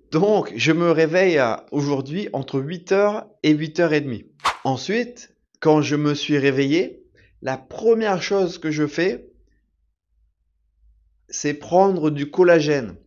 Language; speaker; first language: French; native; French